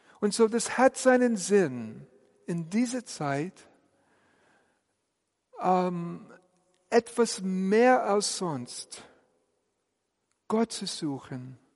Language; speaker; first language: German; non-native, fluent; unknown